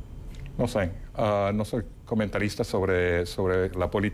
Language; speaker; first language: Spanish; non-native, fluent; English